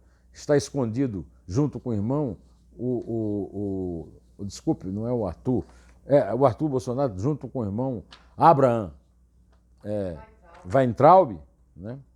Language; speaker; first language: Portuguese; native; Portuguese